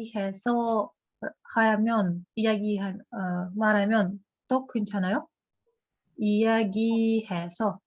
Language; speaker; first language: Korean; non-native, learner; Russian